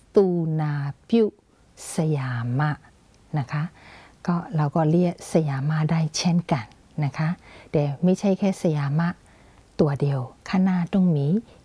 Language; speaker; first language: Thai; non-native, fluent; Burmese